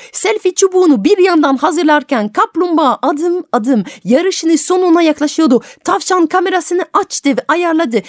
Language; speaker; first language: Turkish; non-native, fluent; French